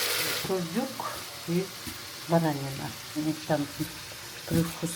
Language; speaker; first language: Russian; non-native, local second language; Kyrgyz